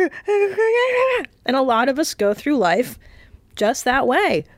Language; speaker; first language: English; native; English